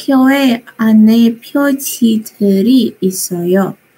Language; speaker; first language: Korean; non-native, learner; Indonesian